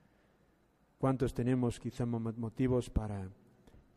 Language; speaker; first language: Spanish; native; Spanish